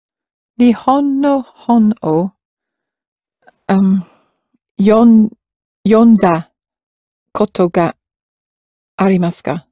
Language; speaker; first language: Japanese; non-native, learner; English